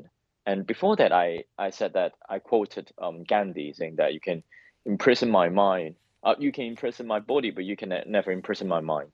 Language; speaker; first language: English; non-native, local second language; Cantonese